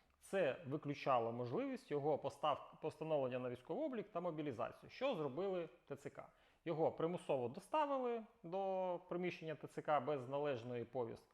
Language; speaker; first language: Ukrainian; native; Ukrainian